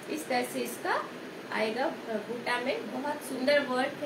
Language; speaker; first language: Hindi; non-native, local second language; Bangla